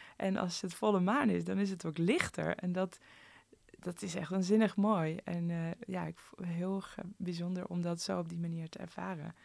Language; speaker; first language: Dutch; early bilingual, other home language; Persian